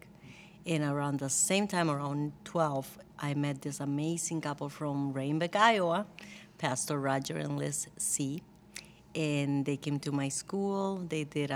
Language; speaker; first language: English; non-native, fluent; Spanish